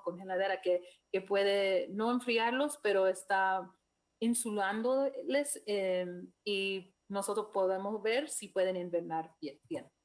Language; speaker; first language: Spanish; non-native, fluent; English